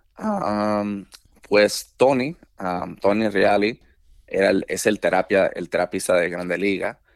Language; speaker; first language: Spanish; early bilingual, heritage; Spanish